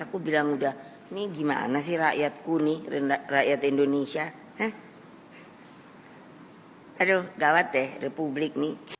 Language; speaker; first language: Indonesian; native; Indonesian